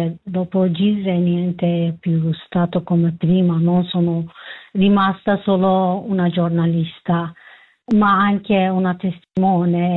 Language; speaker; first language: Italian; non-native, fluent; Kurdish